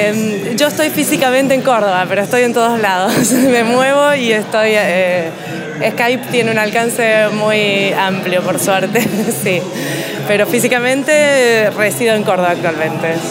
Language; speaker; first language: Spanish; native; Spanish